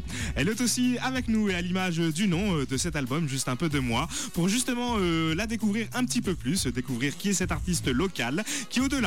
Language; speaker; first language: French; native; French